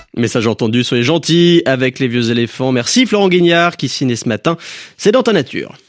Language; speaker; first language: French; native; French